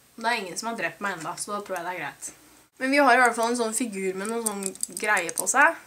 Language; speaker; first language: Norwegian; native; Norwegian